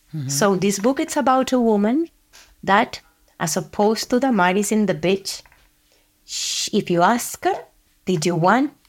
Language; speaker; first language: English; non-native, fluent; Spanish